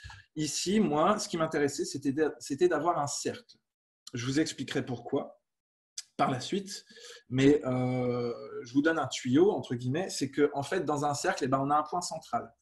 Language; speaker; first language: French; native; French